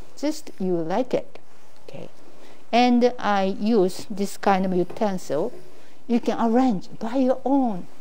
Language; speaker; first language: English; non-native, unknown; Japanese